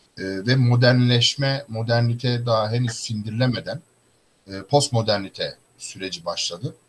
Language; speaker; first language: Turkish; native; Turkish